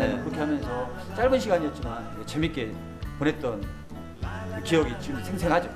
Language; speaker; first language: Korean; native; Korean